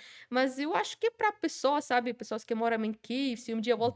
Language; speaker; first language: Portuguese; non-native, fluent; Ukrainian